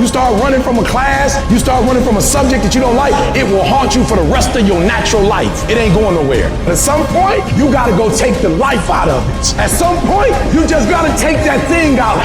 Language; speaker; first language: English; native; English